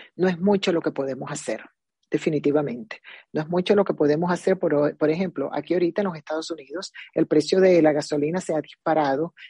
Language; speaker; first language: Spanish; native; Spanish